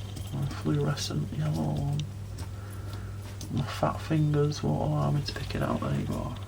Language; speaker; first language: English; native; English